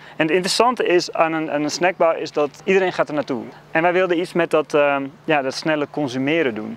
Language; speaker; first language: Dutch; native; Dutch